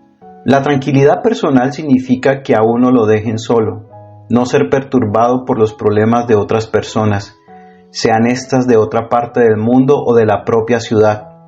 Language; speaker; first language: Spanish; native; Spanish